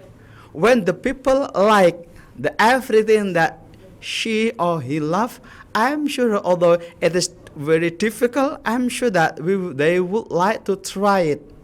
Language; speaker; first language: English; non-native, learner; Indonesian